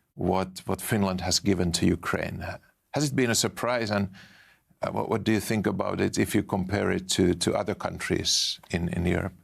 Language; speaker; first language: English; non-native, fluent; Finnish